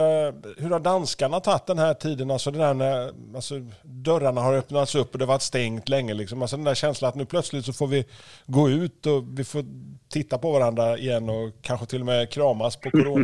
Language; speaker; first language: Swedish; native; Swedish